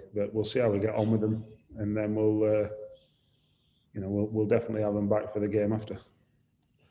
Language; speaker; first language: English; native; English